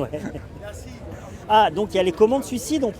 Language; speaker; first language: French; native; French